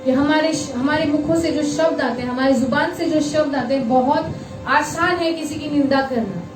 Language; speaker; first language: Hindi; non-native, local second language; Marathi